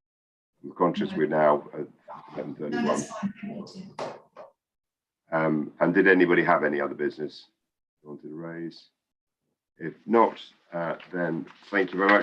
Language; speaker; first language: English; native; English